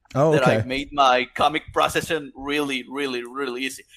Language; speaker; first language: English; non-native, fluent; Spanish